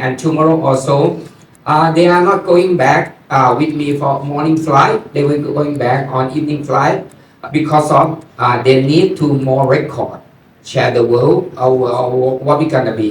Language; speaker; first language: English; non-native, learner; Thai